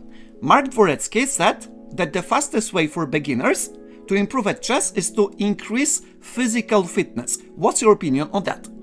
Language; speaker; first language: English; non-native, fluent; Polish